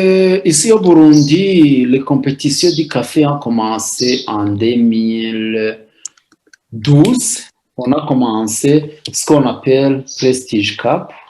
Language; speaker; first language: French; non-native, local second language; Rundi